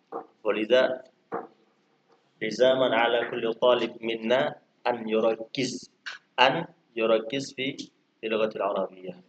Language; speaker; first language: Arabic; non-native, fluent; Indonesian